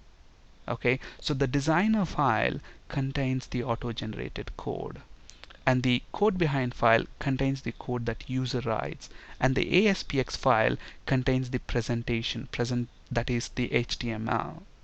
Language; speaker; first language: English; non-native, local second language; Telugu